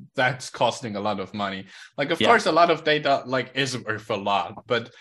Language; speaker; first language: English; non-native, fluent; Swiss German